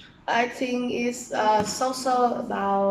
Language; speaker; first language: English; non-native, learner; Vietnamese